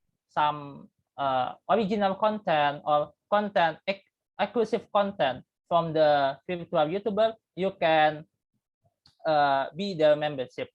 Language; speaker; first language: English; non-native, learner; Indonesian